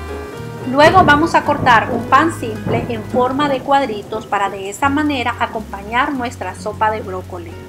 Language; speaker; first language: Spanish; native; Spanish